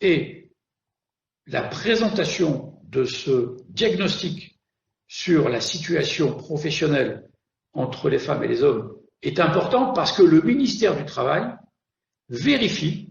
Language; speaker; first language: French; native; French